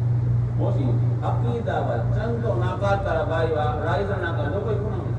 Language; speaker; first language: Japanese; non-native, learner; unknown